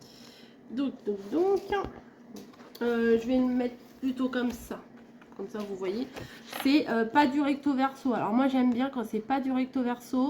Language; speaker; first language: French; native; French